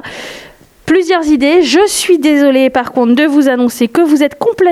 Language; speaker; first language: French; native; French